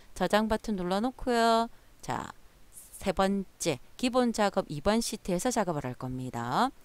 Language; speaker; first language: Korean; native; Korean